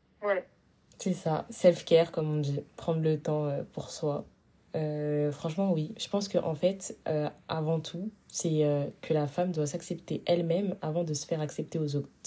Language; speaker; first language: French; early bilingual, other home language; Wolof